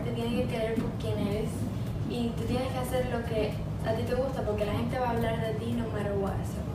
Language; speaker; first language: Spanish; early bilingual, heritage; Spanish